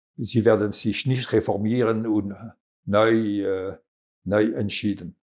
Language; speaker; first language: German; non-native, local second language; French